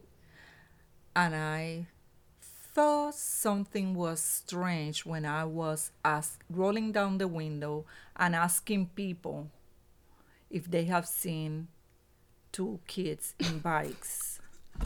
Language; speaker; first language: English; non-native, fluent; Spanish